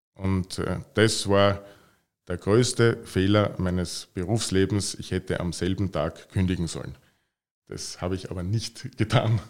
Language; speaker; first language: German; native; German